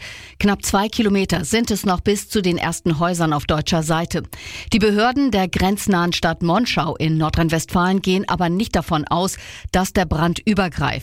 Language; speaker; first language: German; native; German